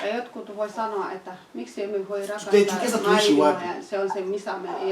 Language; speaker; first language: Finnish; non-native, fluent; Swahili